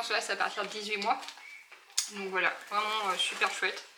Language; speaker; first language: French; native; French